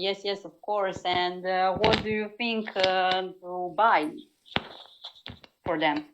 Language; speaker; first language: English; non-native, learner; Serbian